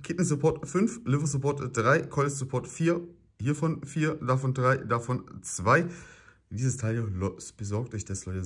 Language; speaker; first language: German; native; German